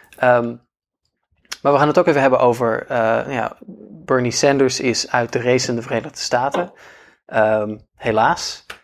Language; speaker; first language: Dutch; native; Dutch